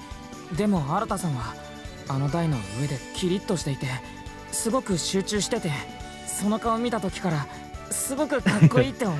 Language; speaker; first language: Japanese; native; Japanese